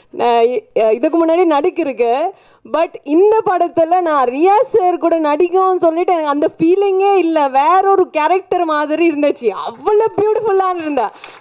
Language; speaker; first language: Tamil; non-native, local second language; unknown